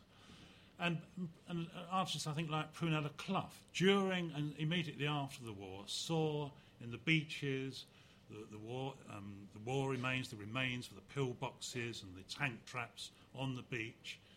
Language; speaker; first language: English; native; English